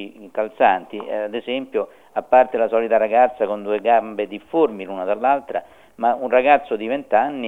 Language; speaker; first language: Italian; native; Italian